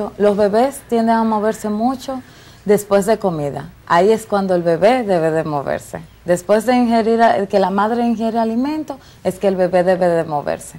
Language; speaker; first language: Spanish; native; Spanish